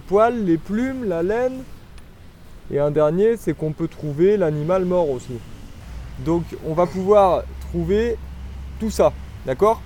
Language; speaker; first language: French; native; French